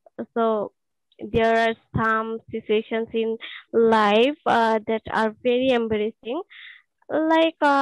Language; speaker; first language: English; non-native, learner; Bangla